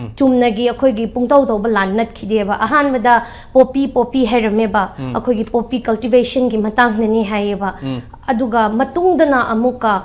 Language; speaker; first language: Manipuri; non-native, local second language; Tangkhul Naga (India)